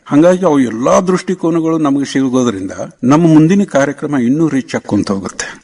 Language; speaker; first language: Kannada; native; Kannada